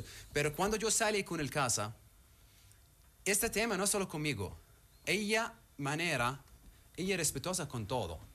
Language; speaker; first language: Spanish; non-native, learner; Arabic